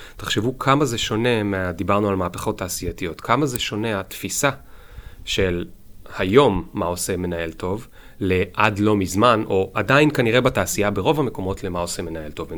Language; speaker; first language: Hebrew; native; Hebrew